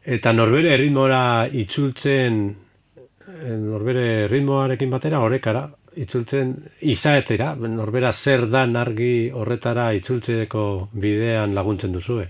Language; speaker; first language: Basque; native; Basque